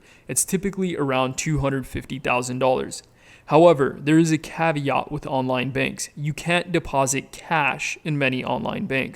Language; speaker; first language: English; native; English